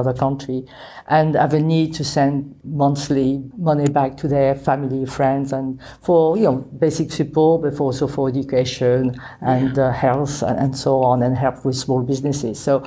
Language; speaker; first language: English; non-native, fluent; French